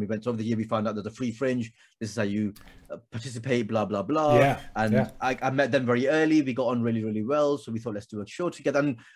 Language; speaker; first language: English; native; English